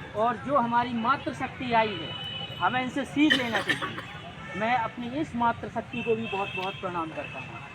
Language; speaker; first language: Hindi; native; Hindi